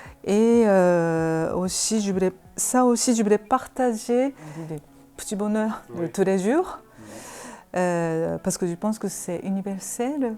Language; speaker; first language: French; non-native, fluent; Japanese